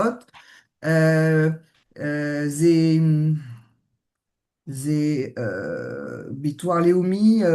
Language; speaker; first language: Hebrew; non-native, learner; French